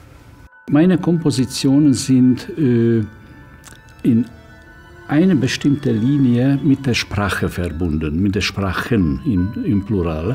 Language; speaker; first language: German; non-native, fluent; Hungarian